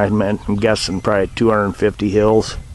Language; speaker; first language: English; native; English